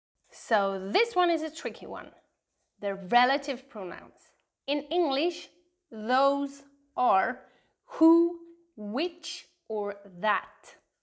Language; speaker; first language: English; non-native, fluent; Swiss German